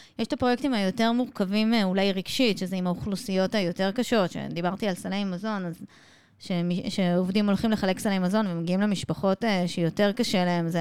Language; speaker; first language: Hebrew; native; Hebrew